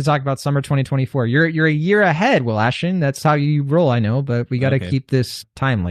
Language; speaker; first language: English; native; English